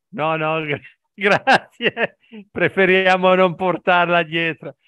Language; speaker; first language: Italian; native; Italian